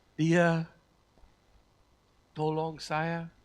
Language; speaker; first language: Indonesian; non-native, learner; English